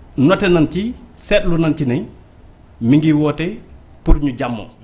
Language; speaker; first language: Wolof; native; Wolof